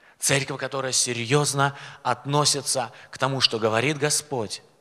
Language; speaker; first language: Russian; native; Russian